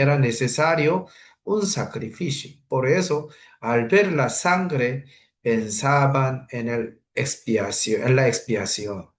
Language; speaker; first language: Spanish; non-native, fluent; Korean